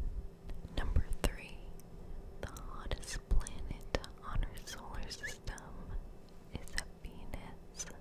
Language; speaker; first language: English; native; English